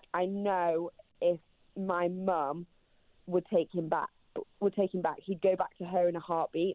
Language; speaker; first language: English; native; English